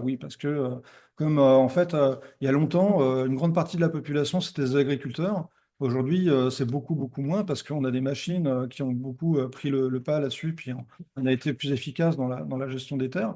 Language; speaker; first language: French; native; French